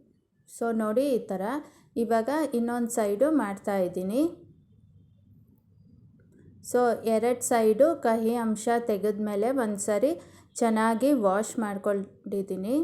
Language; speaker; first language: Kannada; native; Kannada